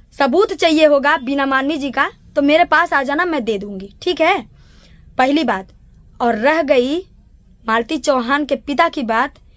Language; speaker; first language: Hindi; native; Hindi